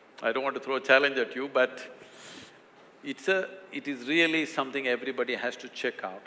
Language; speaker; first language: English; non-native, local second language; Kannada